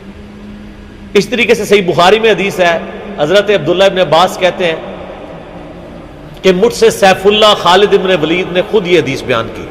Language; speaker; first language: Urdu; non-native, local second language; Punjabi